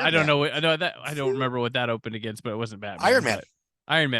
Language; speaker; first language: English; native; English